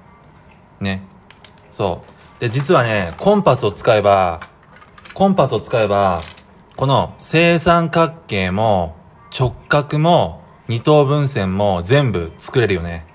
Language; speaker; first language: Japanese; native; Japanese